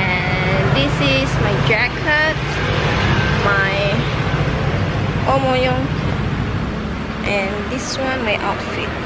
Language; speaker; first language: English; non-native, learner; Indonesian